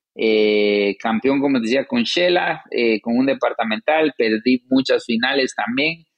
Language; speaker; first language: Spanish; native; Spanish